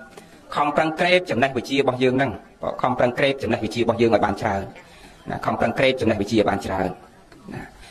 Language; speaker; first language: Khmer; native; Khmer